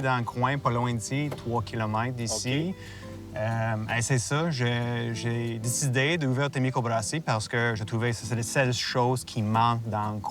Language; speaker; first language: French; non-native, local second language; English